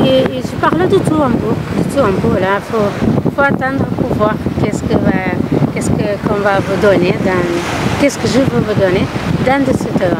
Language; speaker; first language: French; non-native, learner; Kabuverdianu